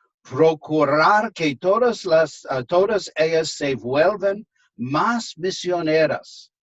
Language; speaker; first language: Spanish; non-native, fluent; English